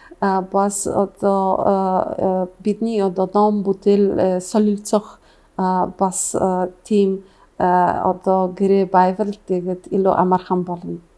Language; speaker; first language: Mongolian; non-native, fluent; Polish